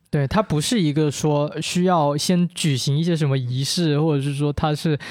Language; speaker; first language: Chinese; non-native, local second language; Min Nan Chinese